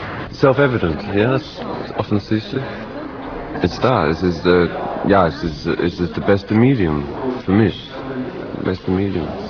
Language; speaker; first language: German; non-native, learner; English